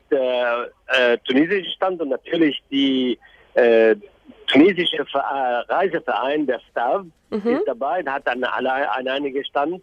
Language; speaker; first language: German; non-native, fluent; Arabic